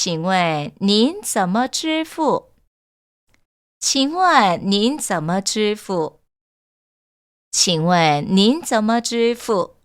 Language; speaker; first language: Chinese; non-native, fluent; Korean